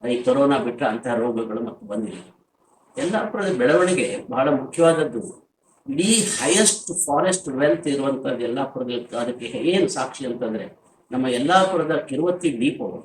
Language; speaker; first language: Kannada; early bilingual, other home language; Marathi